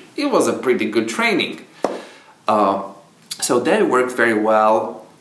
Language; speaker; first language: English; non-native, fluent; Czech